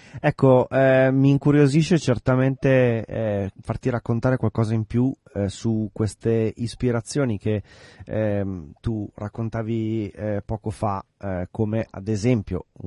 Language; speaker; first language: Italian; native; Italian